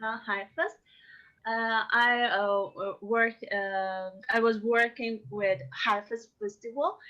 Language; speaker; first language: English; non-native, learner; Persian